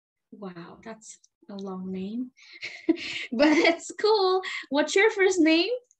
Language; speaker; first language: English; non-native, fluent; Indonesian